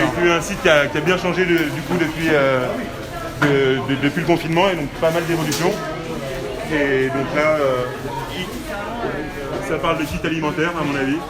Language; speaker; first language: French; native; French